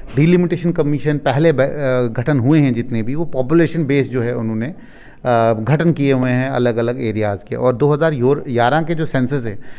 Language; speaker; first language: Hindi; non-native, local second language; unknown